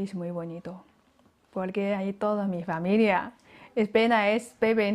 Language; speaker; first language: Spanish; non-native, learner; Chinese